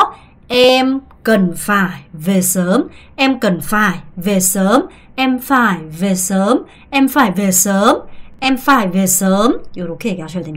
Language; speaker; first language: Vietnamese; non-native, fluent; Korean